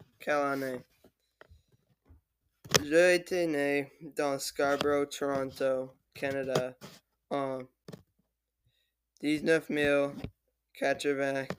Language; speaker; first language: French; non-native, learner; English